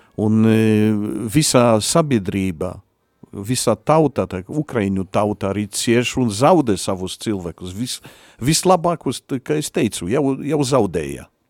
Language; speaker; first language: Latvian; non-native, fluent; Polish